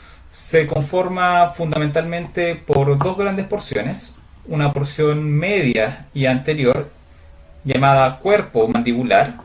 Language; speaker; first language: Spanish; native; Spanish